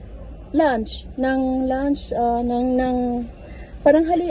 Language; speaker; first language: English; non-native, local second language; Filipino